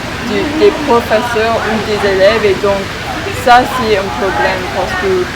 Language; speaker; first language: French; non-native, learner; English